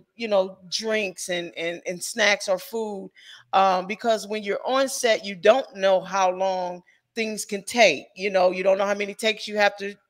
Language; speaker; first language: English; native; English